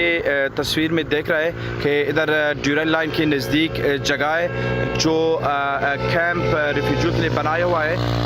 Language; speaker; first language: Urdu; non-native, fluent; Pashto